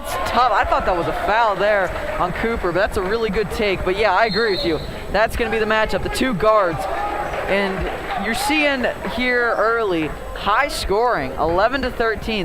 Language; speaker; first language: English; native; English